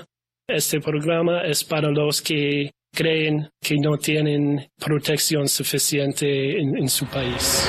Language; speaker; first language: Spanish; non-native, fluent; English